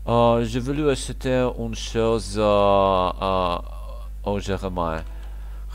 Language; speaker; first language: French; non-native, learner; Russian